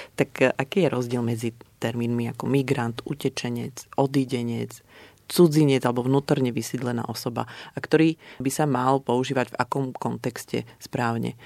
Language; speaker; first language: Slovak; native; Slovak